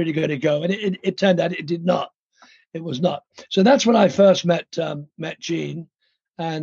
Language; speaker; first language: English; native; English